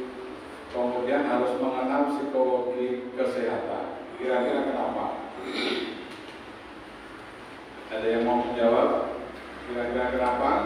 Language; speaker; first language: Indonesian; non-native, local second language; Javanese